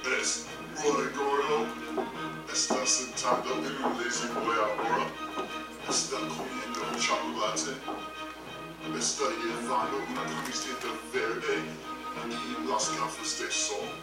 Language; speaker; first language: Spanish; non-native, learner; English